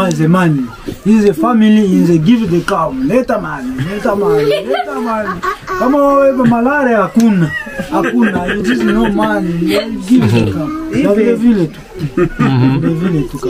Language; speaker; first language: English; non-native, learner; Swahili